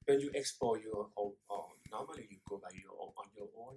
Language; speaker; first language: English; non-native, fluent; Thai